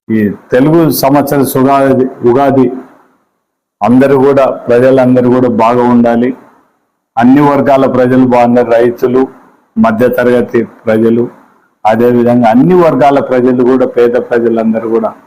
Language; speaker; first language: Telugu; native; Telugu